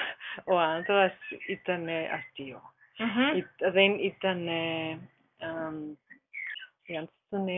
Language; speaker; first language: Greek; non-native, learner; German